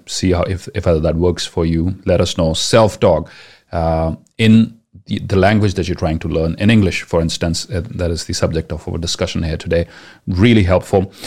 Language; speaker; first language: English; non-native, local second language; Punjabi